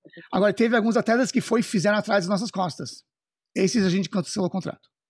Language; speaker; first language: Portuguese; non-native, fluent; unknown